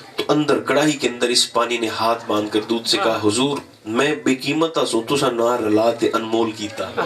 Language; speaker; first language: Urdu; non-native, local second language; Punjabi